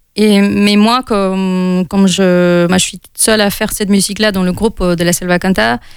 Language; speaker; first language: French; non-native, fluent; Spanish